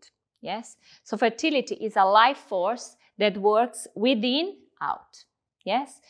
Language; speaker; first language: English; non-native, fluent; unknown